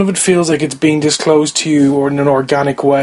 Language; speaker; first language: English; native; English